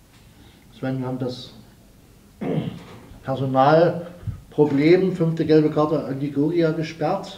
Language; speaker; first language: German; native; German